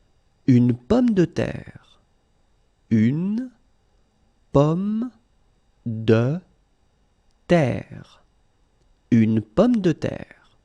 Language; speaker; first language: French; native; French